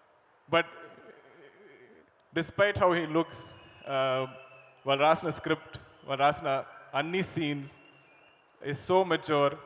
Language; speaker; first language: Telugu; non-native, learner; Malayalam